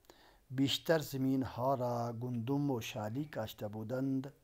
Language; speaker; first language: Persian; non-native, local second language; Urdu